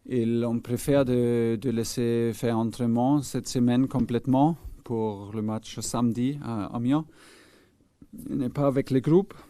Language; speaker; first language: French; non-native, fluent; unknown